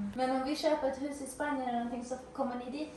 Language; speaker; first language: Swedish; early bilingual, other home language; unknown